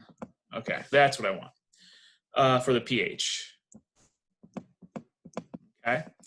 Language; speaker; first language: English; native; English